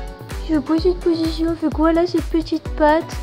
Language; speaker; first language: French; native; French